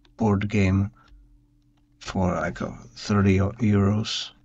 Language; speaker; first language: English; non-native, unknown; Czech